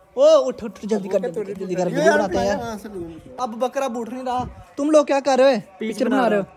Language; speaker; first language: Urdu; non-native, local second language; Punjabi